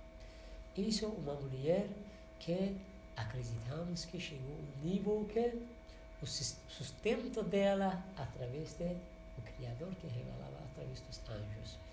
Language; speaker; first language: Portuguese; non-native, learner; Persian